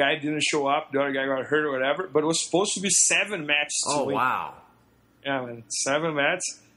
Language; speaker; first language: English; non-native, fluent; Portuguese